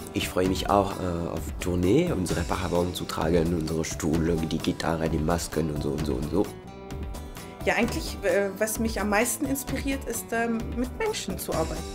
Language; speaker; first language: German; non-native, fluent; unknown